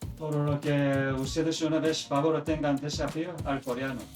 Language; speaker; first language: Spanish; non-native, learner; Korean